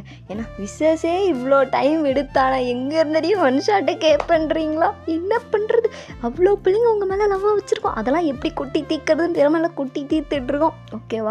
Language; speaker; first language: Tamil; native; Tamil